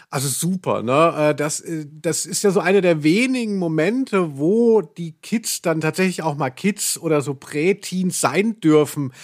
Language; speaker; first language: German; native; German